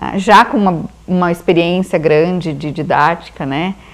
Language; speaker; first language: Portuguese; native; Portuguese